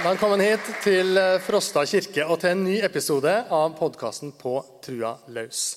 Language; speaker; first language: Norwegian; native; Norwegian